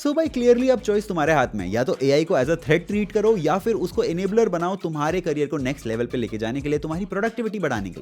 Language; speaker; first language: Hindi; native; Hindi